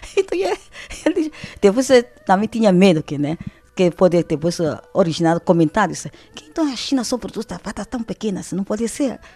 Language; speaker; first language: Portuguese; non-native, fluent; Chinese